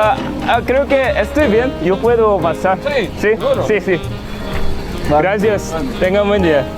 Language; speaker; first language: Spanish; non-native, learner; Korean